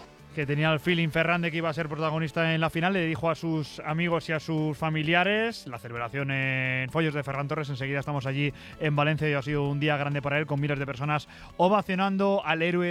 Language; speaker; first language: Spanish; native; Spanish